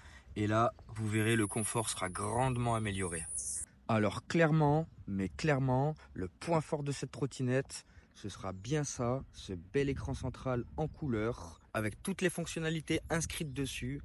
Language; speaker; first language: French; native; French